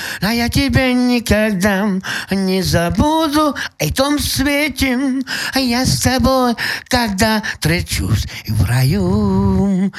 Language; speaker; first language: Russian; non-native, local second language; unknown